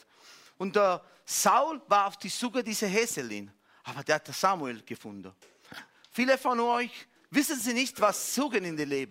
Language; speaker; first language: German; non-native, fluent; Italian